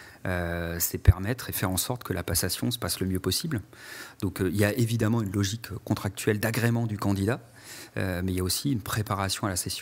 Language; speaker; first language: French; native; French